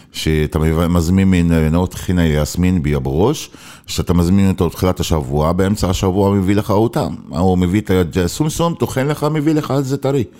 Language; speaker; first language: Hebrew; non-native, local second language; Arabic